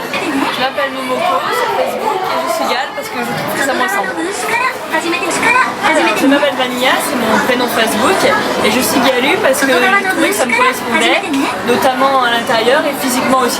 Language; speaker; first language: French; native; French